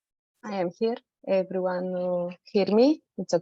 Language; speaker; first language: English; non-native, learner; Romanian